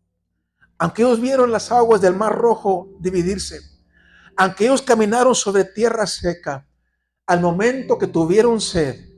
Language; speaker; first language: Spanish; native; Spanish